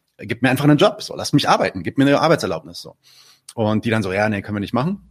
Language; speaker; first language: German; early bilingual, other home language; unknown